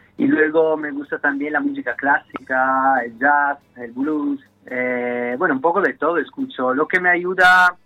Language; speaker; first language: Spanish; non-native, fluent; Italian